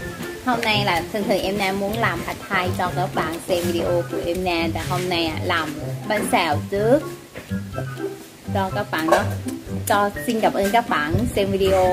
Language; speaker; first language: Vietnamese; non-native, learner; Thai